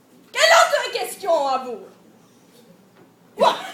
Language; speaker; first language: French; non-native, learner; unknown